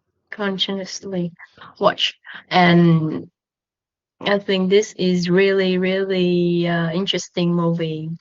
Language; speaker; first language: English; non-native, learner; Vietnamese